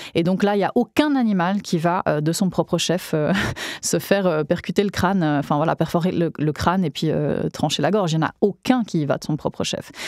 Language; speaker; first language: French; native; French